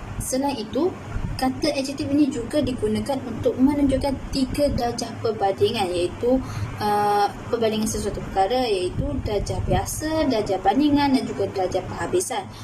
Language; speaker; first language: Malay; native; Malay